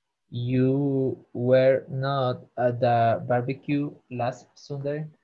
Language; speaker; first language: English; non-native, learner; Spanish